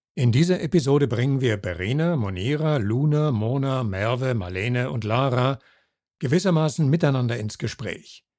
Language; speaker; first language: German; native; German